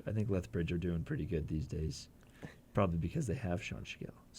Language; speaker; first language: English; native; English